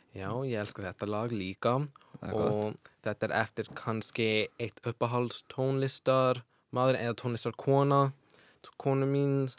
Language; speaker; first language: Icelandic; non-native, fluent; English